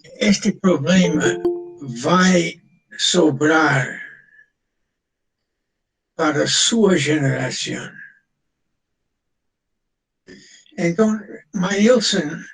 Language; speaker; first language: Portuguese; non-native, fluent; English